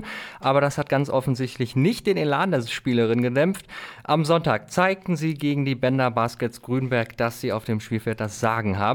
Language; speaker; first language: German; native; German